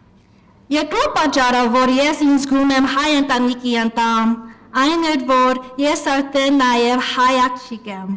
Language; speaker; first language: Armenian; non-native, learner; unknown